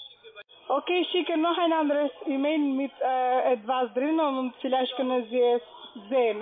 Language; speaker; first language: German; non-native, fluent; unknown